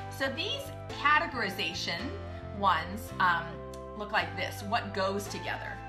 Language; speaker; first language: English; native; English